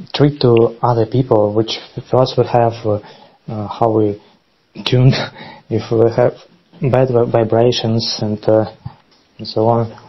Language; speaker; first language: English; non-native, learner; Russian